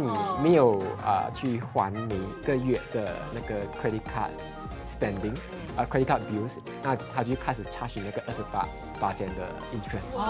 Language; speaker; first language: Chinese; native; Chinese